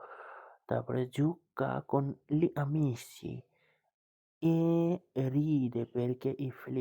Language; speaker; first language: Italian; non-native, fluent; Bangla